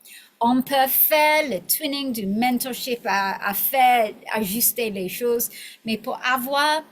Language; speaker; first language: French; non-native, learner; English